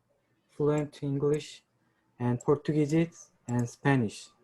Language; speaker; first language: English; non-native, learner; Korean